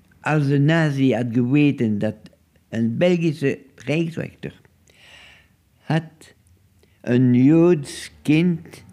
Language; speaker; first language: Dutch; non-native, local second language; French